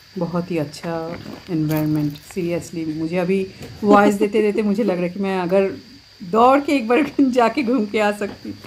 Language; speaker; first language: Hindi; non-native, local second language; Bangla